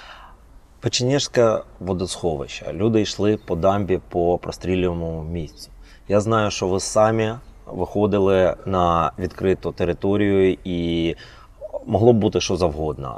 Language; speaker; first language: Ukrainian; native; Ukrainian